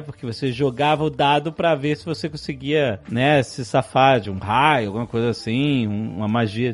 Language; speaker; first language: Portuguese; native; Portuguese